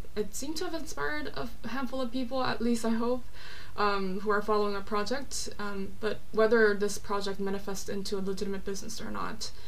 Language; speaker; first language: English; non-native, fluent; Korean